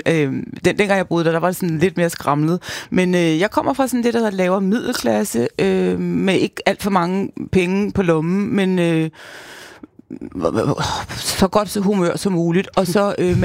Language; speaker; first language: Danish; native; Danish